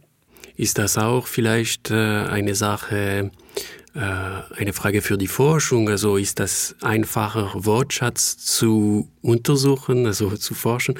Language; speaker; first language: German; non-native, fluent; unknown